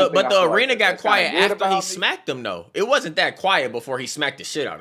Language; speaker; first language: English; native; English